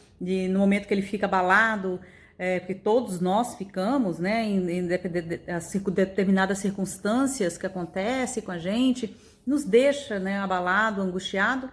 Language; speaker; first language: Portuguese; native; Portuguese